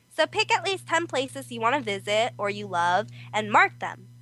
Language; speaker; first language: English; early bilingual, other home language; Korean